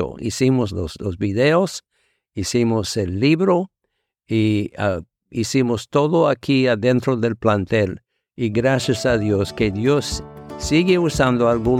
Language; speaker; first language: Spanish; non-native, fluent; English